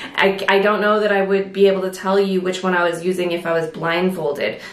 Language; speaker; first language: English; native; English